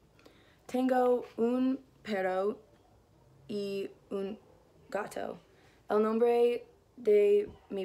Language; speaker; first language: Spanish; non-native, learner; English